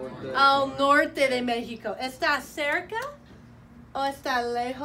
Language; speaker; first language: Spanish; non-native, fluent; English